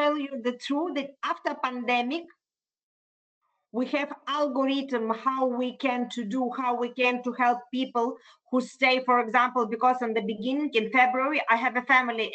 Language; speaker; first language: English; non-native, fluent; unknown